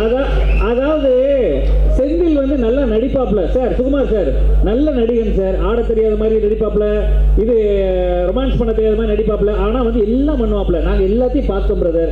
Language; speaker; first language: Tamil; native; Tamil